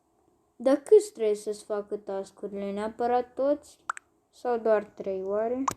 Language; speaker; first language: Romanian; native; Romanian